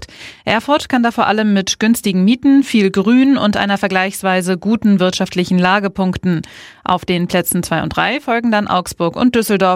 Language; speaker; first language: German; native; German